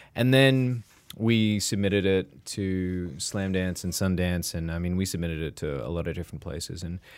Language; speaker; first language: English; native; English